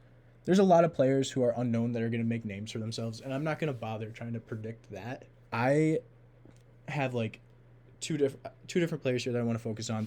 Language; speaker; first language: English; native; English